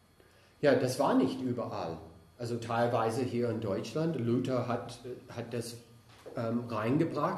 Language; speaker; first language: German; non-native, fluent; English